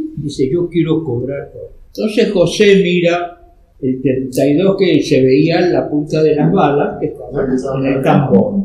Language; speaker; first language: Spanish; native; Spanish